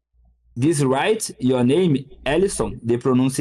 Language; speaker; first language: English; non-native, learner; Portuguese